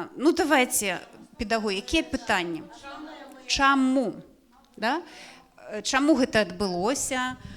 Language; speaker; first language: Belarusian; non-native, local second language; Russian